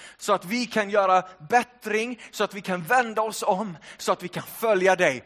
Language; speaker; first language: Swedish; early bilingual, other home language; Finnish